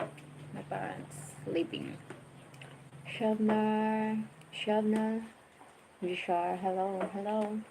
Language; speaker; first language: English; non-native, learner; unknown